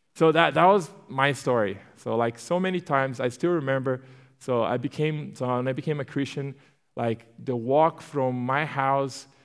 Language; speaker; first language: English; non-native, fluent; Portuguese